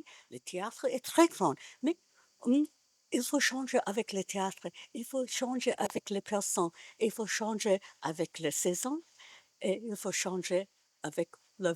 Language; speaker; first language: French; non-native, learner; Japanese